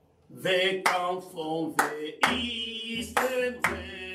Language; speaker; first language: English; non-native, learner; Luba-Lulua